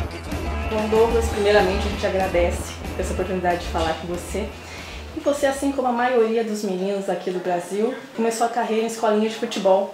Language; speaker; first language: Portuguese; native; Portuguese